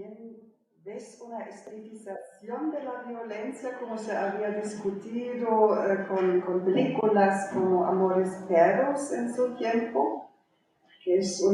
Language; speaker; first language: Spanish; non-native, fluent; German